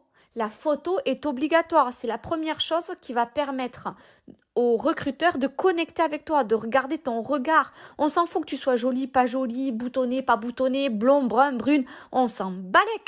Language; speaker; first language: French; native; French